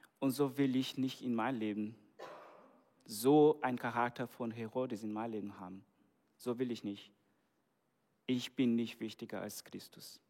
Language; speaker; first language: German; non-native, fluent; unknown